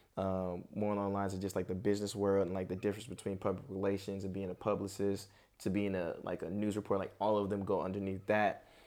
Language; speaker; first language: English; native; English